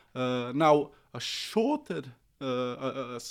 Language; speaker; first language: English; non-native, fluent; Portuguese